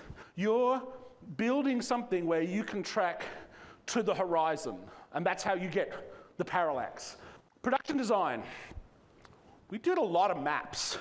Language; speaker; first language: English; native; English